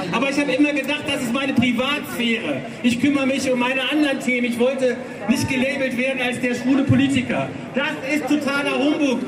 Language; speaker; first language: German; native; German